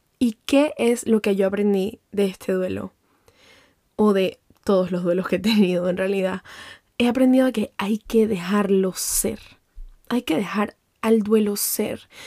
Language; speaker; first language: Spanish; native; Spanish